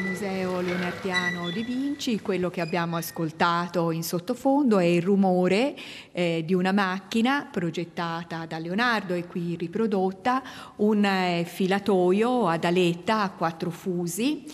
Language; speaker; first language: Italian; native; Italian